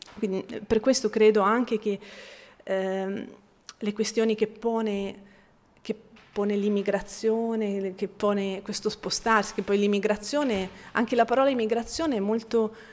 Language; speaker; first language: Italian; non-native, fluent; Bosnian